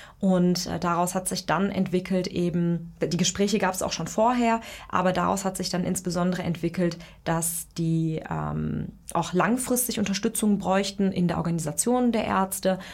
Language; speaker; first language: German; early bilingual, other home language; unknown